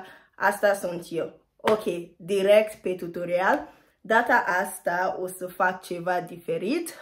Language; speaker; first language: Romanian; non-native, fluent; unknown